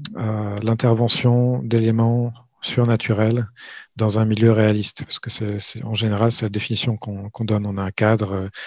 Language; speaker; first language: French; native; French